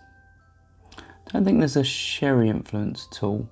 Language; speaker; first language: English; native; English